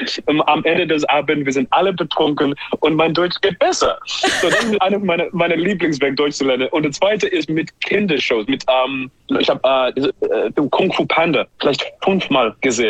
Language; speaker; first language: German; non-native, learner; English